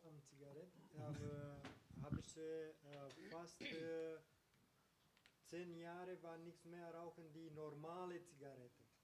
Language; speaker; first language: German; non-native, learner; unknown